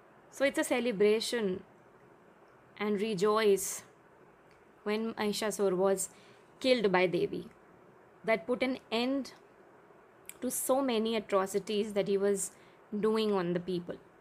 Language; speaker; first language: English; non-native, local second language; Hindi